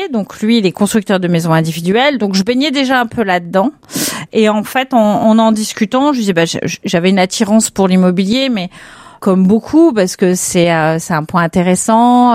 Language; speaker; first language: French; native; French